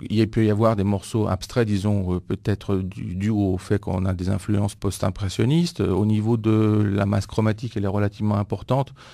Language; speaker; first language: French; non-native, fluent; Greek